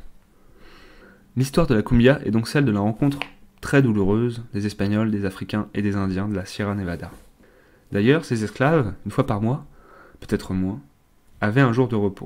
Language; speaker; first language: French; native; French